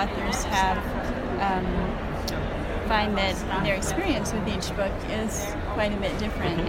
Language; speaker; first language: English; native; English